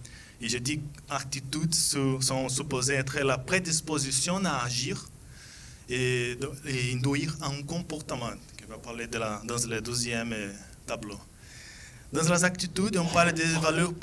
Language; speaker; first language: French; non-native, fluent; Portuguese